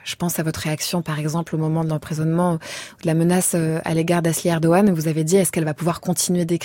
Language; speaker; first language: French; native; French